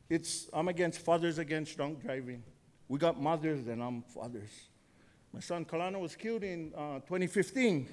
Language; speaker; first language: English; native; English